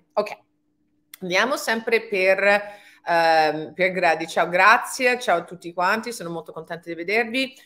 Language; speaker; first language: Italian; non-native, fluent; English